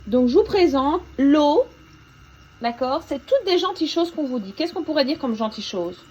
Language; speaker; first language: French; native; French